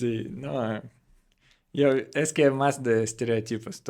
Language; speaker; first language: Spanish; non-native, learner; Russian